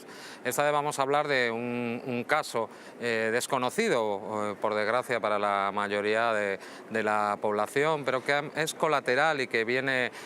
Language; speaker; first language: Spanish; native; Spanish